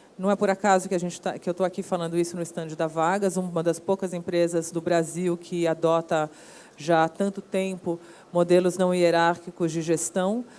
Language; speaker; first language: Portuguese; native; Portuguese